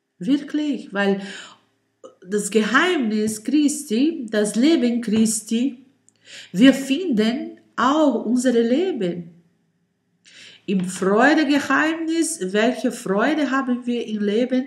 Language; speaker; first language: German; non-native, learner; Portuguese